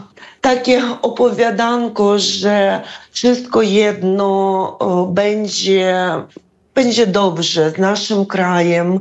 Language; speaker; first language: Polish; non-native, fluent; Ukrainian